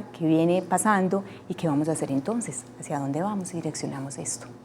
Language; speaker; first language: Spanish; native; Spanish